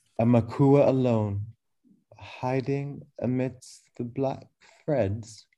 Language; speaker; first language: English; early bilingual, other home language; Arabic